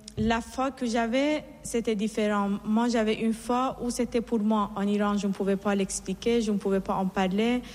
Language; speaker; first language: French; non-native, fluent; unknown